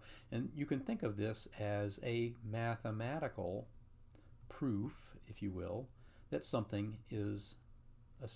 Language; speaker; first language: English; native; English